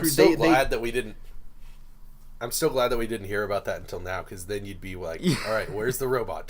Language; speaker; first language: English; native; English